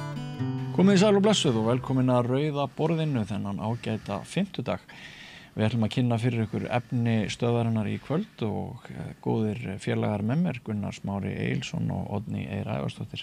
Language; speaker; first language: Icelandic; native; Icelandic